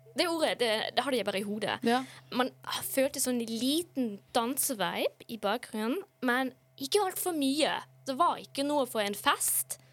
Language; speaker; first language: Norwegian; non-native, fluent; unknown